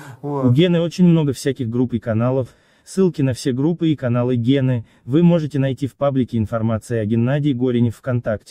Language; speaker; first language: Russian; native; Russian